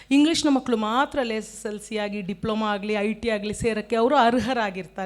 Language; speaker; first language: Kannada; non-native, local second language; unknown